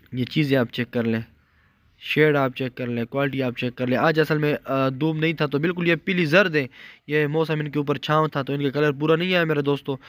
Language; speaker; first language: Urdu; non-native, local second language; Punjabi